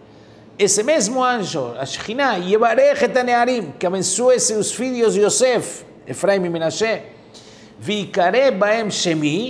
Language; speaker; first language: Portuguese; non-native, fluent; Spanish